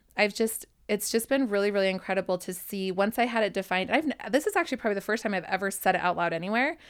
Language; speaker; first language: English; native; English